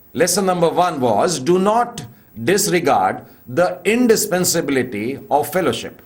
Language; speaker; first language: English; non-native, local second language; Hindi